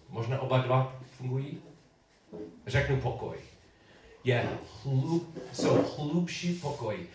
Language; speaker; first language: Czech; non-native, learner; English